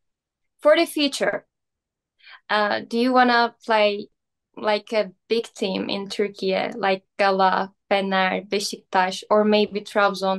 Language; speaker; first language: English; non-native, learner; Turkish